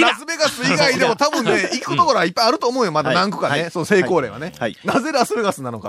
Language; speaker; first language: Japanese; native; Japanese